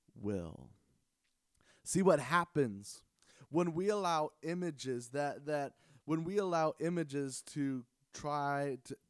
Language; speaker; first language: English; native; English